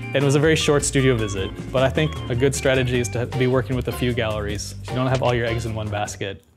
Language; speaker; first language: English; native; English